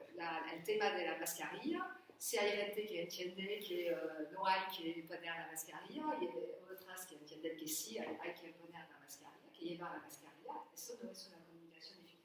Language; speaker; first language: Spanish; non-native, learner; French